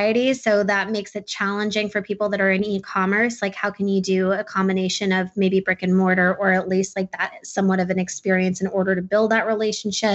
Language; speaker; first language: English; non-native, local second language; Urdu